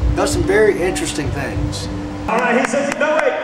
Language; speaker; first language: English; native; English